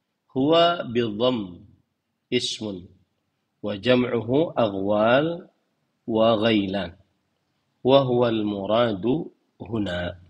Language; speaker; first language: Arabic; non-native, fluent; Indonesian